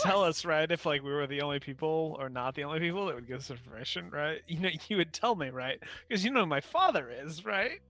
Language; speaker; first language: English; native; English